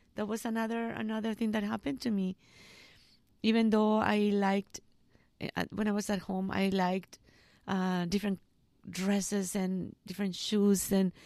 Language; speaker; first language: English; non-native, fluent; Spanish